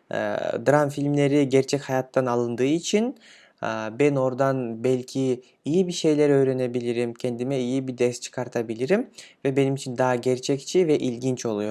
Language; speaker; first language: Turkish; non-native, fluent; Kyrgyz